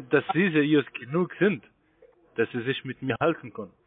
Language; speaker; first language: German; non-native, fluent; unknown